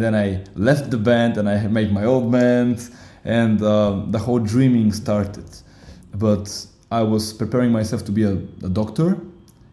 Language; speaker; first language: English; non-native, fluent; Bulgarian